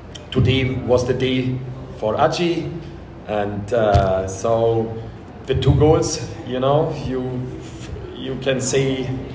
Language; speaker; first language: English; non-native, fluent; German